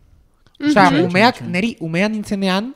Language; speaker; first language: Basque; native; Basque